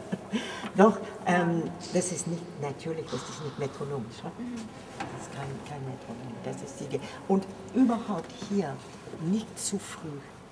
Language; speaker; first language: German; non-native, learner; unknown